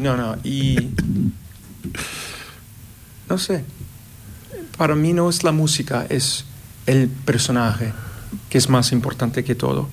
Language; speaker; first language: Spanish; non-native, fluent; English